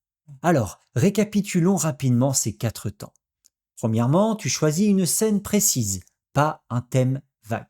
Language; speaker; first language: French; native; French